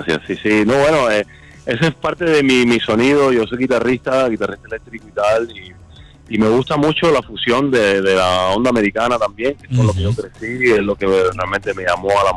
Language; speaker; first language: Spanish; native; Spanish